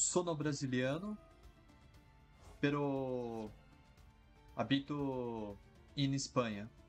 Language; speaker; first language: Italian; non-native, learner; Portuguese